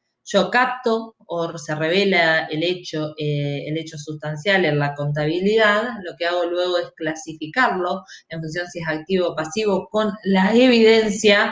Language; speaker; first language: Spanish; native; Spanish